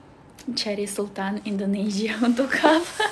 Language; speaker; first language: Indonesian; non-native, learner; Russian